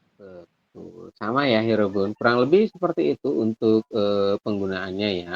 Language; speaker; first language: Indonesian; native; Indonesian